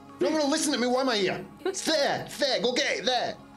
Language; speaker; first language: English; native; English